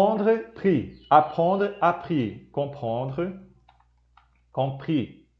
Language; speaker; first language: French; non-native, fluent; Portuguese